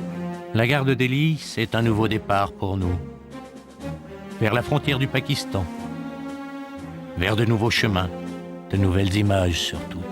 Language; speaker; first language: French; native; French